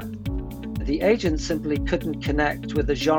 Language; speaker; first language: English; native; English